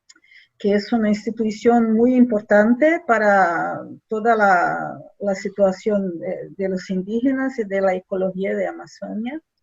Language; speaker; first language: Spanish; non-native, fluent; Portuguese